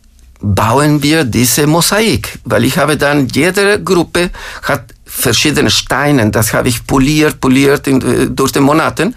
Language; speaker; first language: German; non-native, fluent; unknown